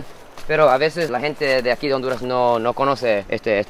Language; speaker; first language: Spanish; non-native, fluent; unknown